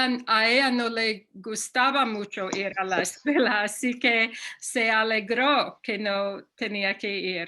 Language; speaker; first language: Spanish; non-native, fluent; English